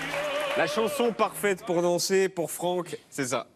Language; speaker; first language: French; native; French